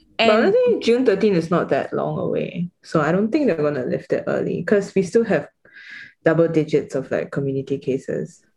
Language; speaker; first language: English; native; English